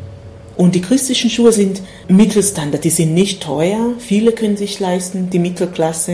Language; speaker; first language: German; non-native, fluent; Swahili